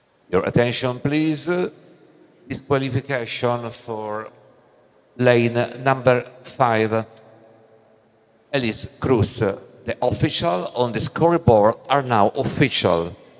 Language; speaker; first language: English; non-native, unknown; Italian